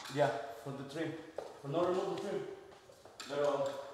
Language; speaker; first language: English; non-native, learner; Spanish